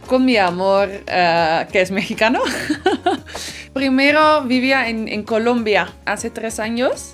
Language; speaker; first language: Spanish; non-native, fluent; Dutch